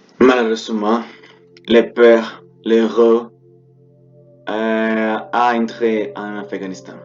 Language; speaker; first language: French; non-native, learner; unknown